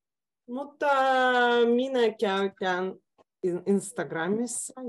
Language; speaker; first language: Finnish; non-native, learner; Russian